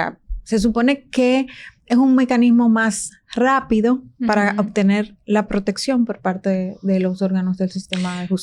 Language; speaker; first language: Spanish; native; Spanish